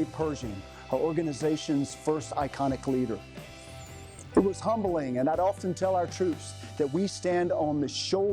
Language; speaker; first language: English; native; English